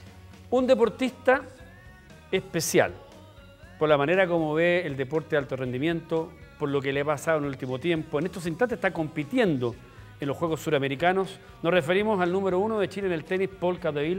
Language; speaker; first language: Spanish; native; Spanish